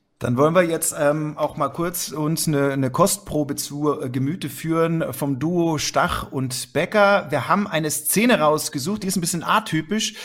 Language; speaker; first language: German; native; German